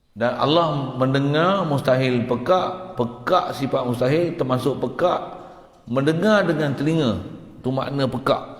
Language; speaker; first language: Malay; native; Malay